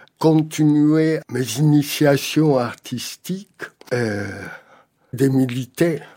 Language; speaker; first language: French; non-native, fluent; Polish